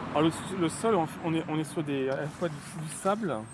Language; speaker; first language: French; native; French